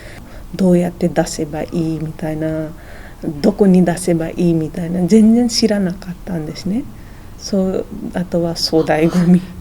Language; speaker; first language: Japanese; non-native, fluent; Nepali